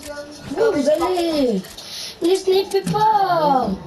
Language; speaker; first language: French; native; French